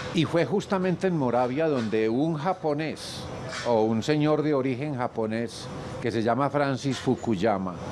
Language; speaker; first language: Spanish; native; Spanish